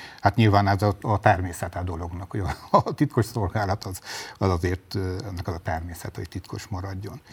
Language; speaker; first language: Hungarian; native; Hungarian